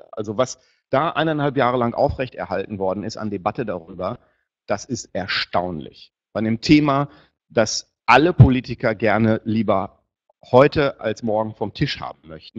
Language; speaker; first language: German; native; German